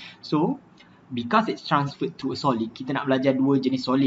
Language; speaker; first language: English; non-native, local second language; Malay